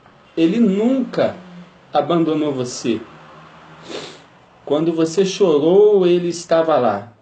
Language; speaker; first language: Portuguese; native; Portuguese